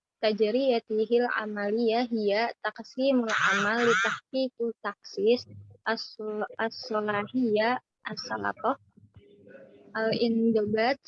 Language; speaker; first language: Arabic; non-native, learner; Indonesian